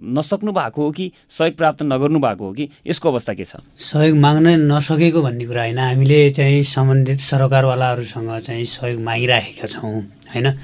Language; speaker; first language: Nepali; native; Nepali